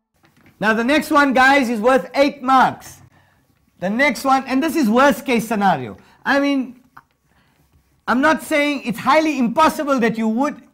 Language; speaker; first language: English; native; English